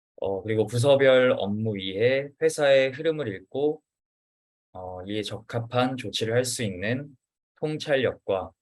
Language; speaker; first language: Korean; native; Korean